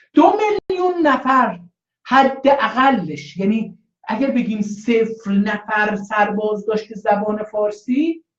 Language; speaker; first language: Persian; non-native, local second language; Azerbaijani